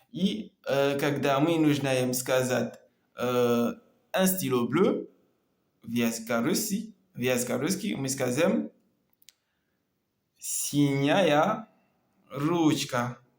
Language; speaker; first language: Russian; non-native, learner; French